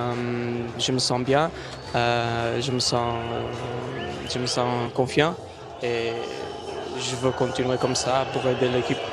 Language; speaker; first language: French; non-native, fluent; Portuguese